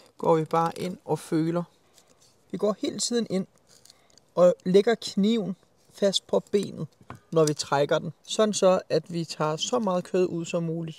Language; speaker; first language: Danish; native; Danish